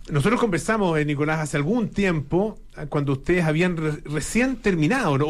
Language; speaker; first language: Spanish; native; Spanish